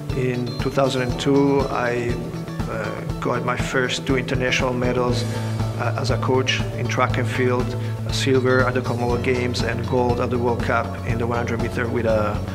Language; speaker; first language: English; non-native, fluent; Italian